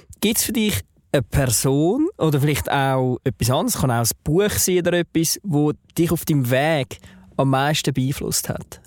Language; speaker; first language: German; native; German